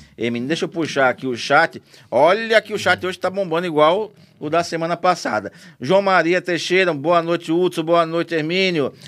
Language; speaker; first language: Portuguese; native; Portuguese